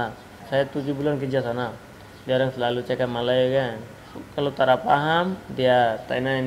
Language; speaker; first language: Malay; non-native, learner; Bangla